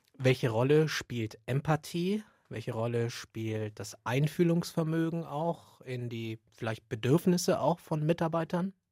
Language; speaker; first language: German; native; German